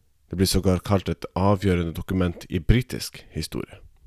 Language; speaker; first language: Norwegian; native; Norwegian